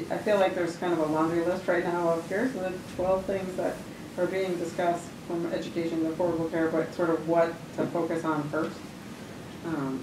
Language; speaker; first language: English; native; English